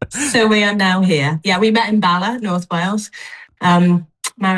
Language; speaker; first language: English; native; English